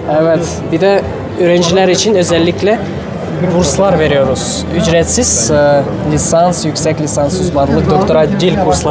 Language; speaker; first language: Turkish; non-native, learner; Russian